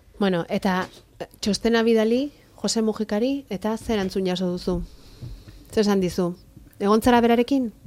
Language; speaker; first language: Basque; native; Basque